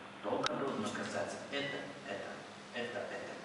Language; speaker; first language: Russian; non-native, learner; Korean